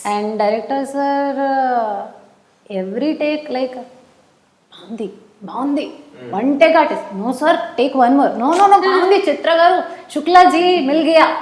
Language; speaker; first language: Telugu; non-native, learner; Hindi